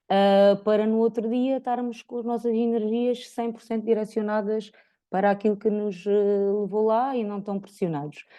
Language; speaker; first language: Portuguese; native; Portuguese